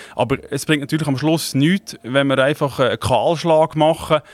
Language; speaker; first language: German; native; German